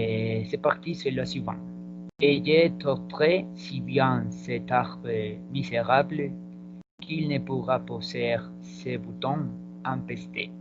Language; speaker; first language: French; non-native, learner; Spanish